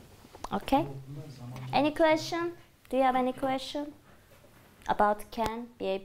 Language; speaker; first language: English; non-native, fluent; Turkish